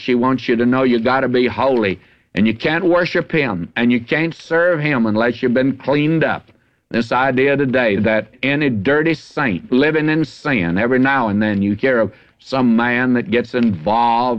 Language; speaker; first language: English; native; English